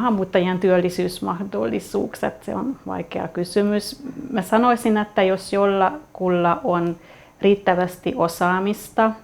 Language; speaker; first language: Finnish; non-native, fluent; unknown